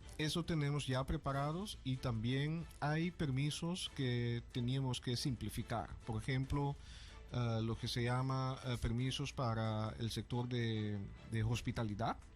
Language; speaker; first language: Spanish; non-native, fluent; Papiamento